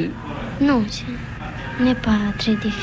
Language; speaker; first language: French; non-native, learner; Romanian